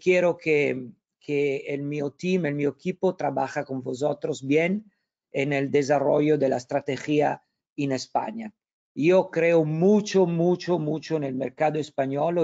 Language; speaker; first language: Spanish; non-native, learner; Italian